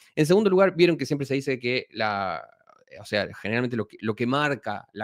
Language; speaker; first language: Spanish; native; Spanish